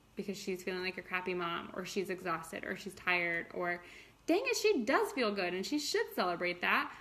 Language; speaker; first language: English; native; English